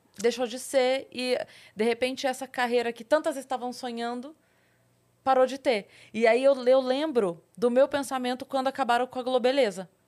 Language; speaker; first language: Portuguese; native; Portuguese